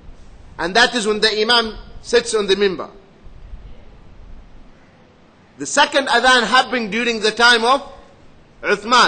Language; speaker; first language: English; non-native, fluent; Arabic